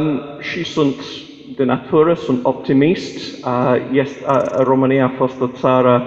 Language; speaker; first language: Romanian; non-native, fluent; English